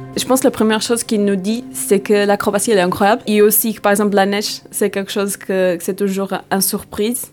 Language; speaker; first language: French; non-native, fluent; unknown